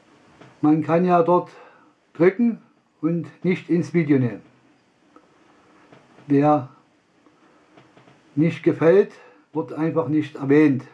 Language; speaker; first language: German; non-native, learner; Russian